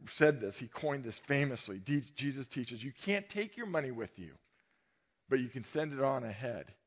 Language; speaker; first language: English; native; English